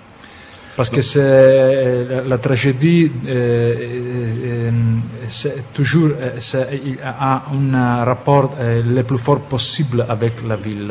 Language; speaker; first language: French; non-native, fluent; Italian